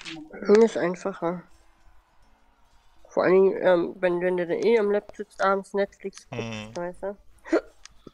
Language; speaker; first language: German; native; German